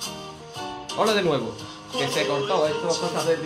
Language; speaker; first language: Spanish; native; Spanish